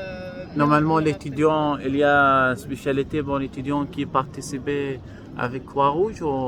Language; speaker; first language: French; non-native, learner; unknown